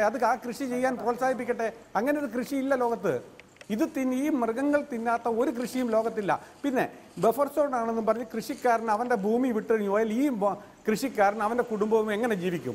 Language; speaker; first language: Malayalam; native; Malayalam